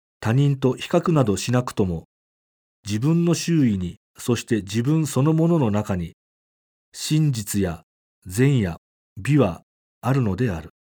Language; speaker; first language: Japanese; native; Japanese